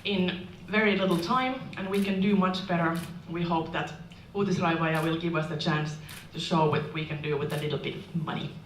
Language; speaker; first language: English; non-native, fluent; Finnish